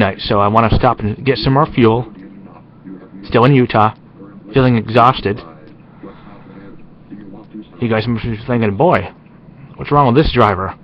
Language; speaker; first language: English; native; English